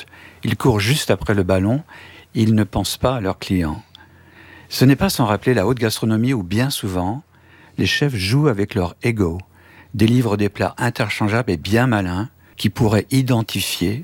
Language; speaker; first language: French; native; French